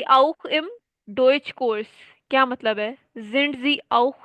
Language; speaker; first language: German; non-native, learner; Hindi